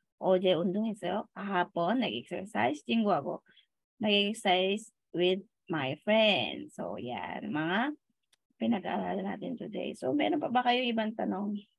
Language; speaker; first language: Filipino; native; Filipino